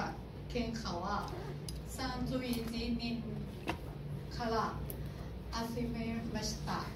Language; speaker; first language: Japanese; non-native, learner; Thai